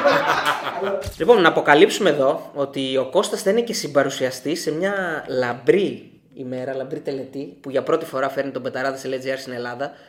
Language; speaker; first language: Greek; native; Greek